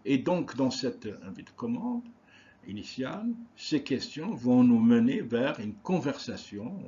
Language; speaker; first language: French; non-native, local second language; Arabic